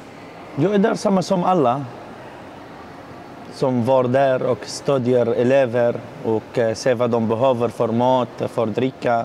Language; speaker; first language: Swedish; non-native, learner; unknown